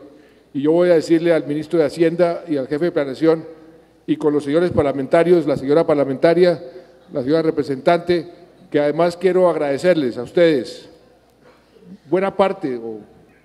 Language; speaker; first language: Spanish; native; Spanish